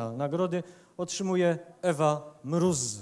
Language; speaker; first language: Polish; native; Polish